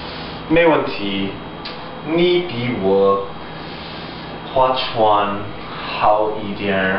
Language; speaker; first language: Chinese; non-native, learner; English